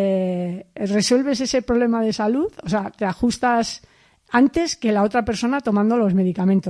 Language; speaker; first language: Spanish; native; Spanish